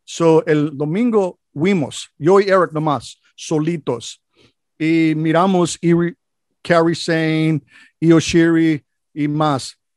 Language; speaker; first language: Spanish; non-native, fluent; English